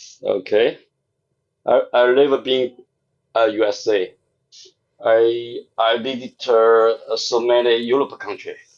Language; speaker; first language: English; non-native, learner; Chinese